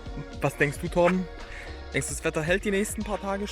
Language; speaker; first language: German; native; German